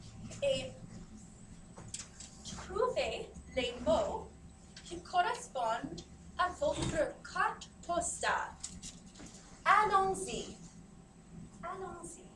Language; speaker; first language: French; non-native, fluent; English